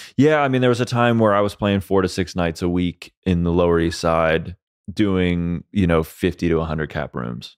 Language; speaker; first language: English; early bilingual, other home language; Swedish